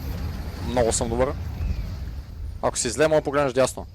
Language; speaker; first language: Bulgarian; native; Bulgarian